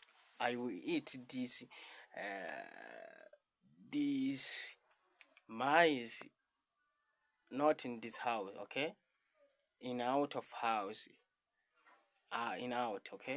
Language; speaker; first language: English; non-native, learner; Rundi